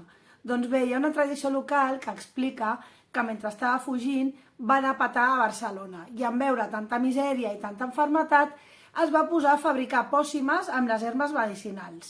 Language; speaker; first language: Catalan; native; Catalan